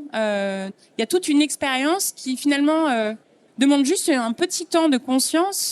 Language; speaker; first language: French; native; French